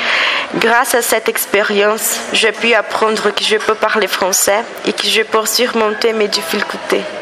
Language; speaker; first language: French; non-native, learner; Portuguese